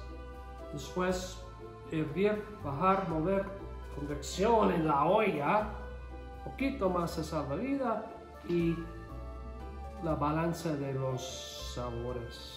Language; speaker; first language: Spanish; non-native, fluent; English